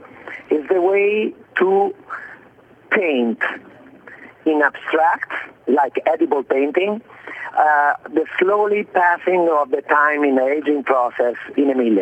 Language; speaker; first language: English; non-native, fluent; Italian